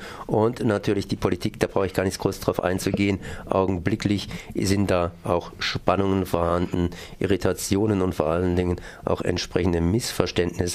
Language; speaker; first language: German; native; German